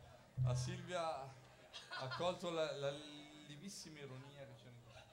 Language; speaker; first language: Italian; native; Italian